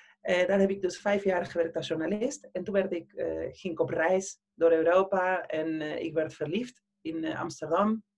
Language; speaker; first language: Dutch; non-native, fluent; Spanish